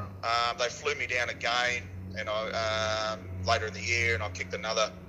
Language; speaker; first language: English; native; English